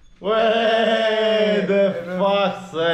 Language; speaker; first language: English; non-native, learner; Polish